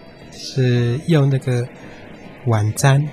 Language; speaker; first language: Chinese; non-native, fluent; Indonesian